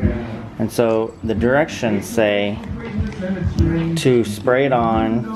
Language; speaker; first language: English; native; English